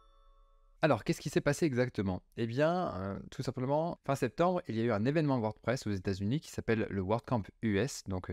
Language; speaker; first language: French; native; French